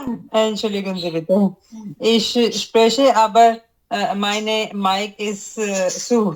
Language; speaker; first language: German; non-native, learner; Urdu